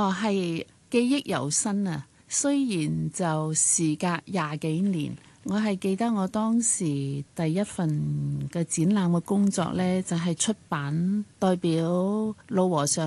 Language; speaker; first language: Chinese; non-native, local second language; Cantonese